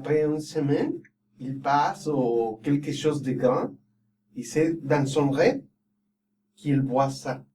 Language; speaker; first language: French; non-native, fluent; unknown